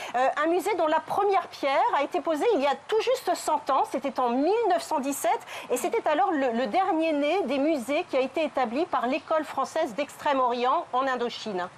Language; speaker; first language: French; native; French